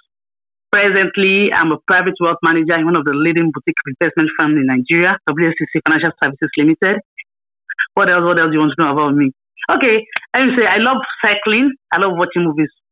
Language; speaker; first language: English; non-native, local second language; Yoruba